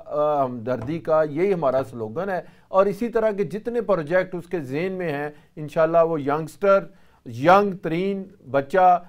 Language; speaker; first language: Urdu; native; Urdu